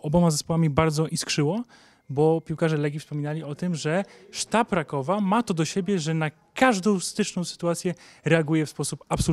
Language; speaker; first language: Polish; native; Polish